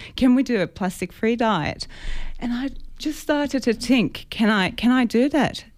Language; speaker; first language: English; non-native, fluent; Greek